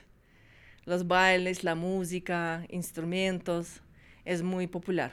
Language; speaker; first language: Spanish; non-native, fluent; Russian